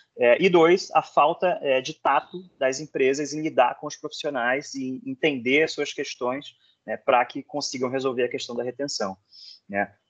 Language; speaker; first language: Portuguese; native; Portuguese